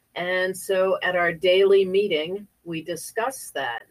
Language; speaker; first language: English; native; English